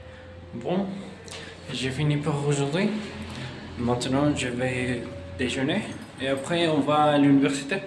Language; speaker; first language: French; non-native, fluent; Spanish